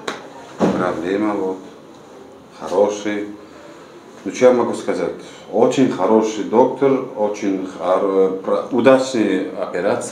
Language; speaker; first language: Russian; non-native, local second language; Uzbek